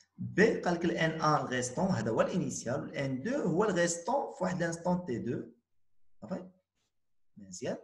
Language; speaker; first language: French; non-native, local second language; Arabic